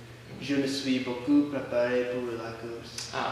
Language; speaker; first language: French; non-native, learner; English